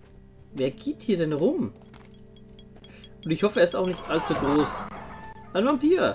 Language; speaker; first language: German; native; German